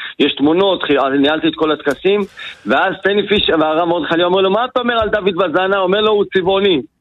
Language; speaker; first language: Hebrew; native; Hebrew